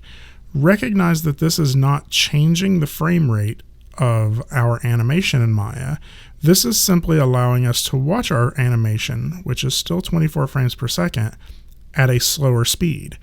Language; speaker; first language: English; native; English